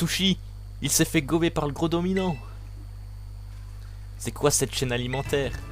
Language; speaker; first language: French; native; French